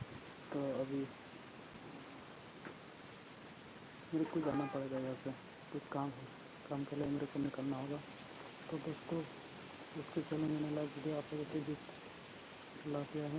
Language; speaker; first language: Hindi; non-native, local second language; Santali